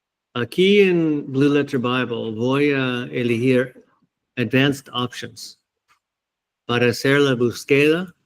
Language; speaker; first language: Spanish; non-native, fluent; English